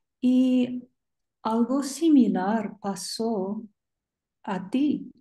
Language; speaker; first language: Spanish; non-native, learner; English